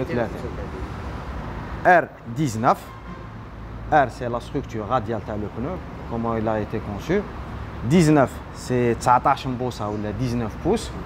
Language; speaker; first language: French; non-native, local second language; Arabic